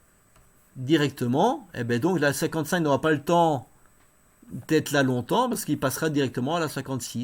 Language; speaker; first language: French; native; French